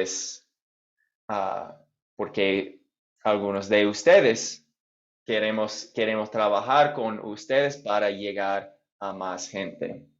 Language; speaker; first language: Spanish; non-native, fluent; English